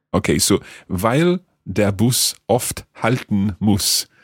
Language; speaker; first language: German; non-native, learner; English